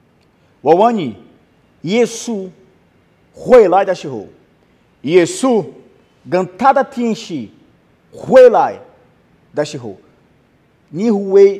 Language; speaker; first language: Chinese; non-native, learner; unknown